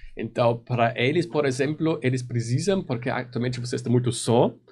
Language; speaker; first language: Portuguese; non-native, learner; German